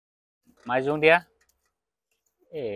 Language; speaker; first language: Portuguese; non-native, local second language; Vietnamese